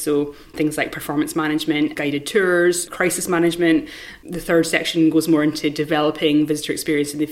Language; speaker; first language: English; native; English